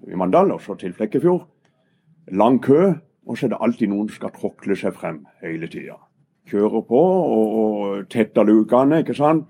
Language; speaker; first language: Norwegian; native; Norwegian